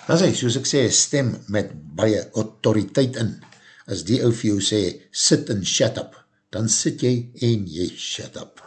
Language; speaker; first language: Afrikaans; native; Afrikaans